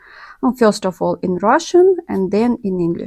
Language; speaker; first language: English; non-native, learner; Russian